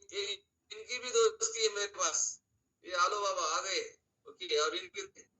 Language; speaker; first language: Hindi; non-native, local second language; Marathi